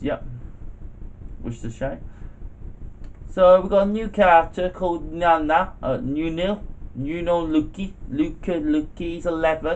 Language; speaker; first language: English; native; English